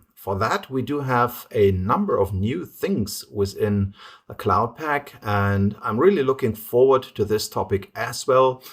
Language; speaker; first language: English; non-native, fluent; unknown